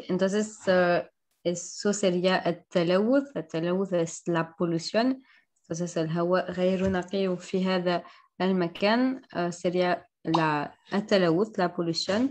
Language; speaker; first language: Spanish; non-native, learner; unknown